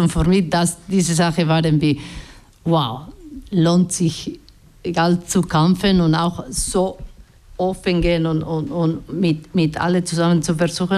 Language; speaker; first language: German; non-native, learner; Basque